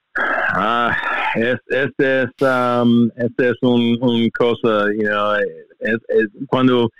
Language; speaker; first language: Spanish; non-native, learner; English